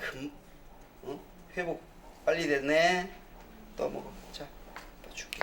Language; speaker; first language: Korean; native; Korean